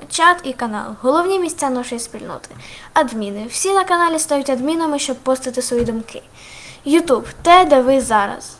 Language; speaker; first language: Ukrainian; native; Ukrainian